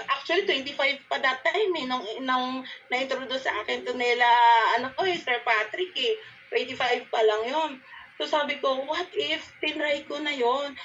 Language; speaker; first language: Filipino; non-native, local second language; Cebuano